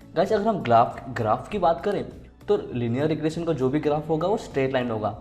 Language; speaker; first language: Hindi; native; Hindi